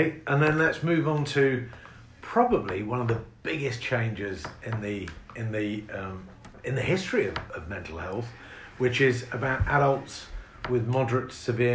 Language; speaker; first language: English; native; English